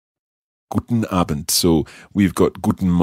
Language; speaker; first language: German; non-native, learner; English